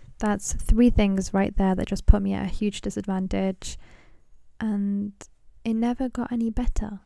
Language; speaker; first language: English; early bilingual, other home language; Punjabi